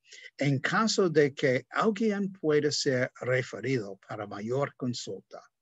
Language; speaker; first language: Spanish; non-native, fluent; English